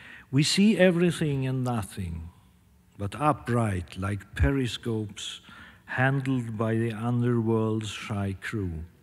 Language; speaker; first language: English; non-native, fluent; Swedish